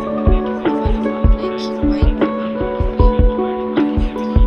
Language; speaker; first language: Spanish; native; Spanish